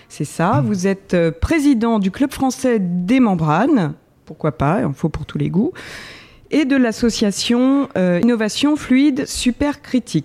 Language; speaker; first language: French; native; French